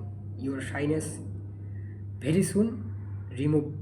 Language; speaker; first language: English; non-native, learner; Bangla